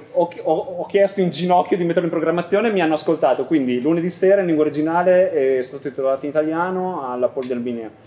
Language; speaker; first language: Italian; native; Italian